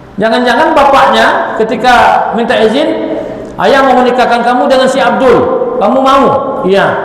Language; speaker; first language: Indonesian; native; Indonesian